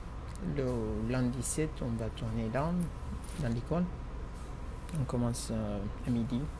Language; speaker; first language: French; non-native, learner; Kurdish